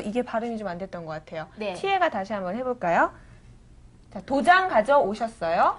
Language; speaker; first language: Korean; native; Korean